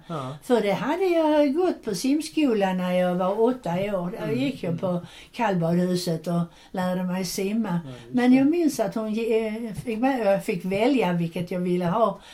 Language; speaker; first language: Swedish; native; Swedish